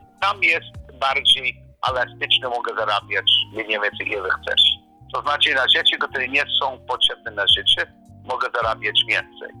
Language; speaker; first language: Polish; non-native, learner; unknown